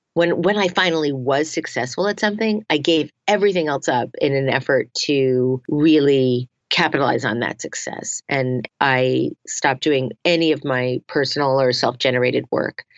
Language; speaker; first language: English; native; English